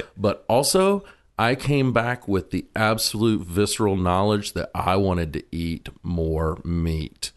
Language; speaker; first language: English; native; English